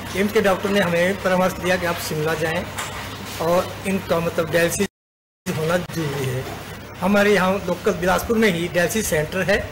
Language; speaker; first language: Hindi; native; Hindi